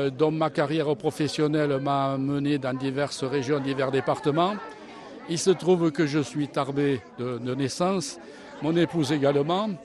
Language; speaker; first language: French; native; French